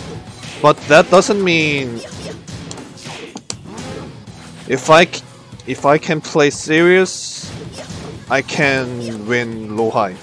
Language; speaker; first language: English; non-native, learner; Korean